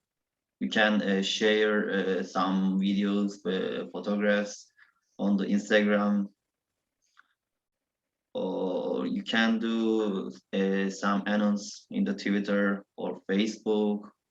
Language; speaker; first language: English; non-native, learner; Turkish